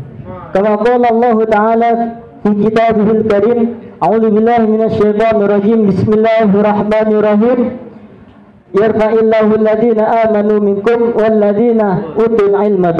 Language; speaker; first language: Arabic; non-native, learner; Indonesian